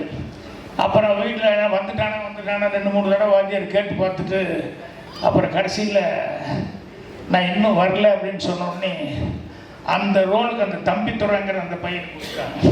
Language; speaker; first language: Tamil; native; Tamil